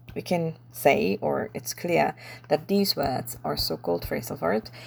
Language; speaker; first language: English; non-native, fluent; Czech